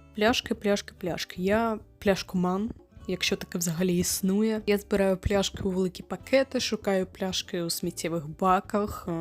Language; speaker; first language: Ukrainian; non-native, local second language; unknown